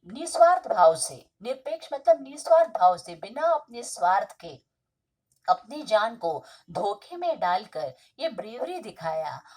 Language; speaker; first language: Hindi; non-native, local second language; Marathi